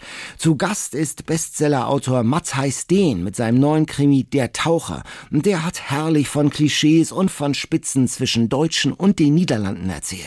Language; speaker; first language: German; native; German